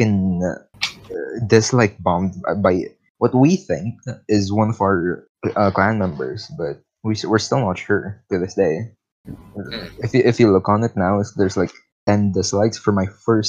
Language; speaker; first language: English; non-native, local second language; Filipino